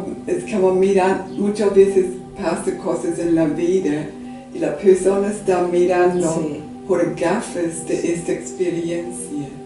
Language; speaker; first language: Spanish; non-native, learner; English